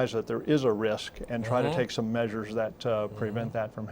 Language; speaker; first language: English; native; English